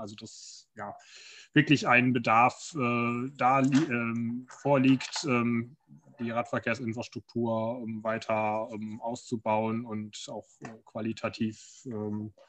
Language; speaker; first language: German; native; German